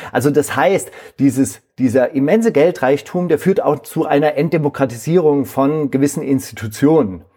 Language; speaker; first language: German; native; German